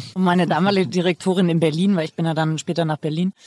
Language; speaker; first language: German; native; German